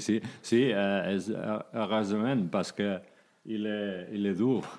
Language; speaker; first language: French; non-native, learner; Spanish